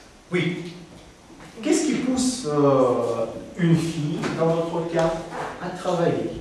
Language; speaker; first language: French; non-native, fluent; Russian